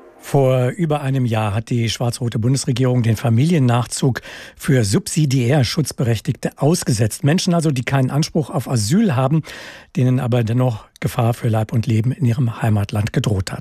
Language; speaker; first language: German; native; German